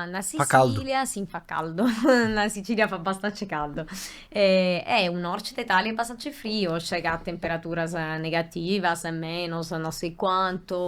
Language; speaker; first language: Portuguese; non-native, fluent; Italian